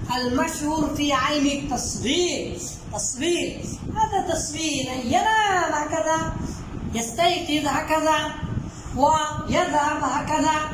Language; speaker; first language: Arabic; non-native, fluent; Bangla